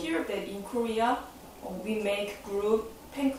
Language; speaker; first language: English; non-native, learner; Korean